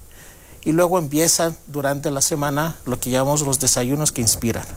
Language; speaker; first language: Spanish; non-native, fluent; Greek